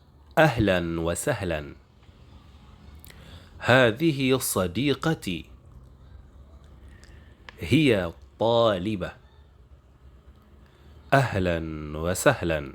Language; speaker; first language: Arabic; non-native, fluent; Indonesian